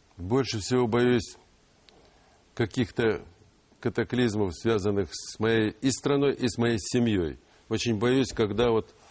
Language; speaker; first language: Russian; non-native, local second language; Ukrainian